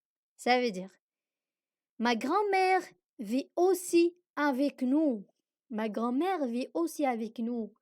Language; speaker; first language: French; non-native, local second language; Arabic